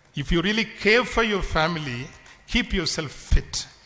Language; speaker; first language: English; non-native, local second language; Tamil